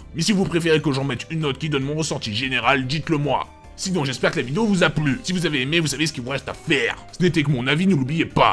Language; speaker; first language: French; native; French